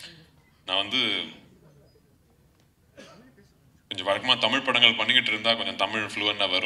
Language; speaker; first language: Tamil; non-native, fluent; Malayalam